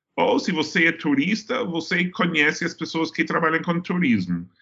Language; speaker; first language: Portuguese; non-native, fluent; English